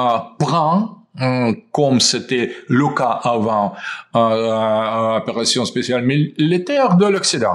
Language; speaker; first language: French; non-native, fluent; Russian